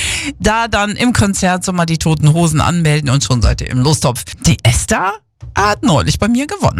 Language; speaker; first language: German; native; German